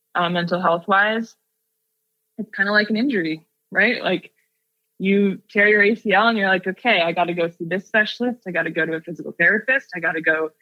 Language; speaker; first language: English; native; English